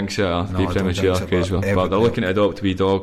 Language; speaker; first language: English; native; English